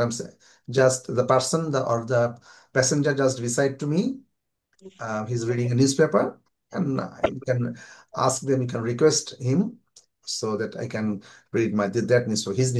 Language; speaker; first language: English; non-native, fluent; Bangla